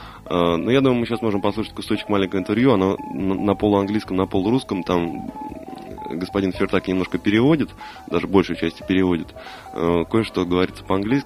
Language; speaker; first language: Russian; native; Russian